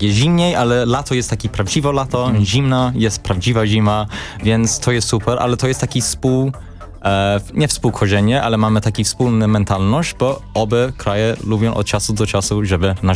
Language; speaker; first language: Polish; non-native, learner; English